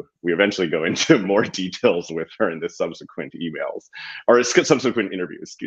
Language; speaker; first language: English; native; English